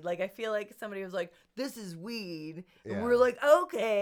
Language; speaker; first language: English; native; English